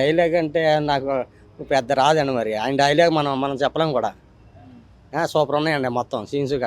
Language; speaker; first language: Telugu; native; Telugu